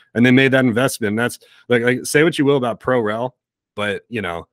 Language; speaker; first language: English; native; English